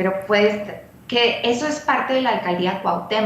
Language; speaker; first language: Spanish; native; Spanish